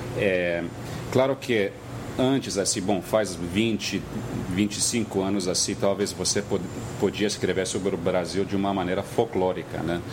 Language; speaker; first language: Portuguese; non-native, fluent; English